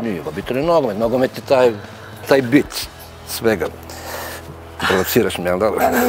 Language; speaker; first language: Croatian; native; Croatian